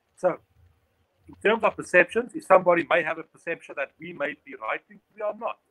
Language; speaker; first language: English; non-native, local second language; Afrikaans